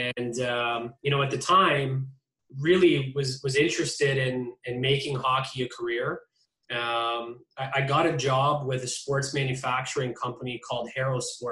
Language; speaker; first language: English; native; English